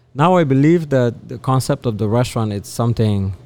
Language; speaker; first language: English; non-native, fluent; French